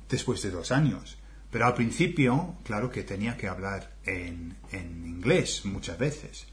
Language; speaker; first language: Spanish; non-native, fluent; English